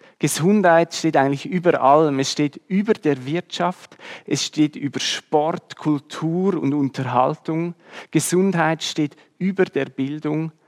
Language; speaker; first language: German; native; German